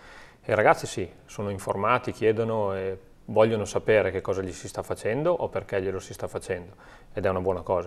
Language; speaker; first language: Italian; native; Italian